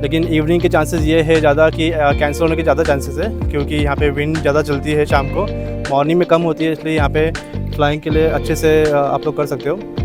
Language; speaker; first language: Hindi; native; Hindi